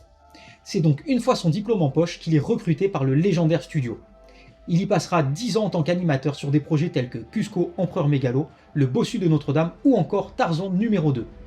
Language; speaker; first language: French; native; French